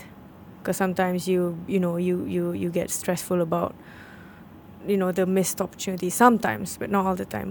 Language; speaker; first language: English; non-native, local second language; Malay